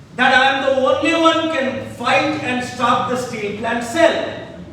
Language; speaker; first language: English; non-native, local second language; Telugu